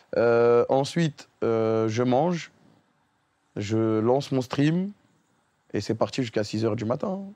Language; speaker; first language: French; native; French